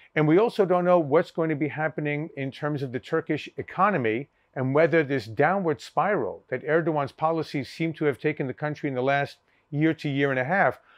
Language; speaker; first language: English; early bilingual, other home language; Greek